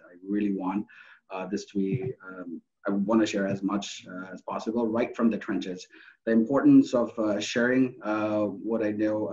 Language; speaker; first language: English; non-native, local second language; Urdu